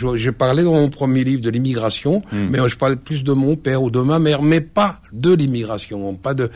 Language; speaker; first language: French; early bilingual, other home language; Arabic